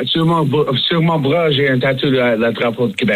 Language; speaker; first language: French; non-native, fluent; English